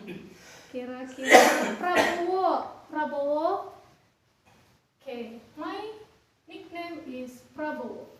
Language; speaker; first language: English; non-native, fluent; Indonesian